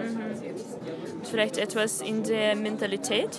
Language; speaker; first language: German; non-native, learner; Russian